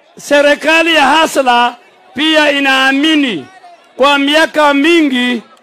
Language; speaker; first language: Swahili; non-native, local second language; Somali